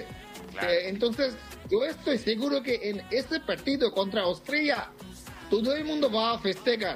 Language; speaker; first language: Spanish; non-native, fluent; Bangla